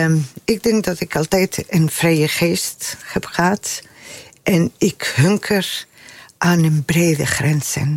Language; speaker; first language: Dutch; non-native, fluent; Spanish